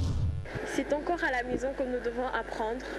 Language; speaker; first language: French; non-native, local second language; Lingala